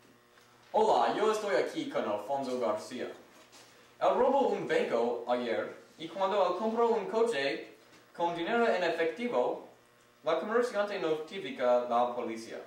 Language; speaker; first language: Spanish; non-native, learner; English